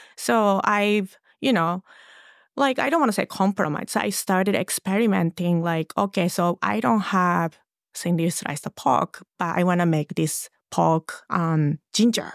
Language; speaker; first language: English; non-native, fluent; Japanese